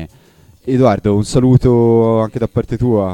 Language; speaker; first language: Italian; native; Italian